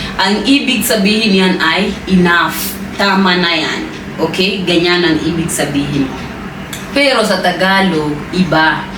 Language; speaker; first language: Filipino; non-native, fluent; Swahili